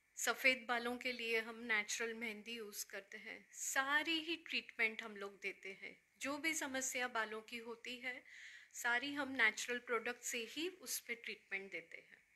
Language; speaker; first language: Hindi; native; Hindi